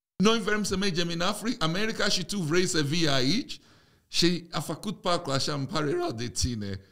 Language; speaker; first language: Romanian; non-native, fluent; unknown